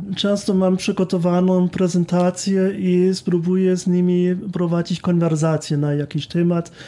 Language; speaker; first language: Polish; non-native, fluent; German